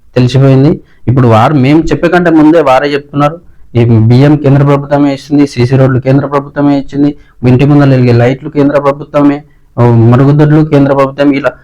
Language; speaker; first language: Telugu; native; Telugu